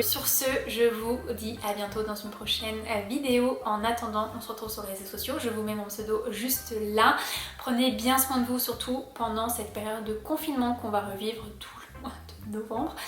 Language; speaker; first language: French; native; French